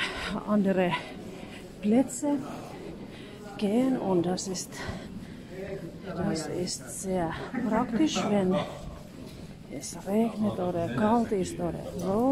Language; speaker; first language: German; non-native, fluent; Finnish